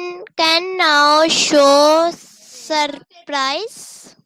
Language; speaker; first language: English; non-native, learner; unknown